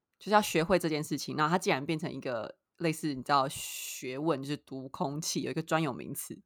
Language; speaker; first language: Chinese; native; Chinese